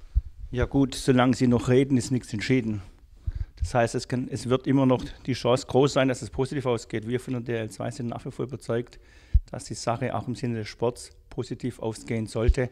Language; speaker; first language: German; native; German